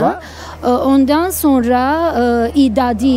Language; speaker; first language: Turkish; non-native, fluent; Arabic